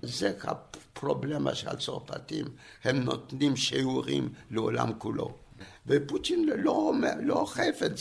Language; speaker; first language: Hebrew; non-native, fluent; French